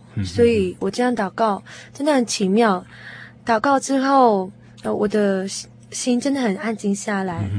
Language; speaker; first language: Chinese; non-native, fluent; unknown